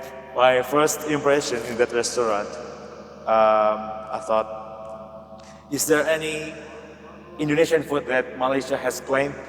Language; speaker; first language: English; non-native, learner; Indonesian